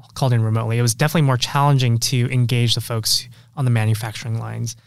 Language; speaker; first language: English; native; English